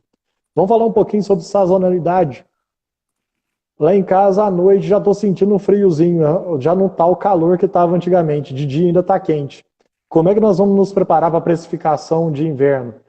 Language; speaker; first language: Portuguese; native; Portuguese